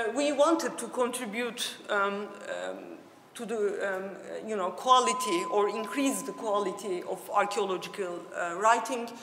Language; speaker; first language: English; non-native, fluent; Turkish